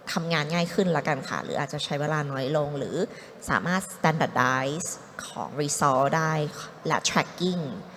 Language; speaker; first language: Thai; native; Thai